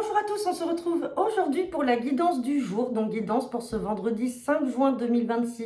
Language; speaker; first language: French; native; French